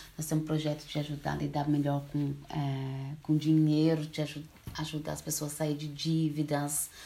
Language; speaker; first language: Portuguese; early bilingual, heritage; Portuguese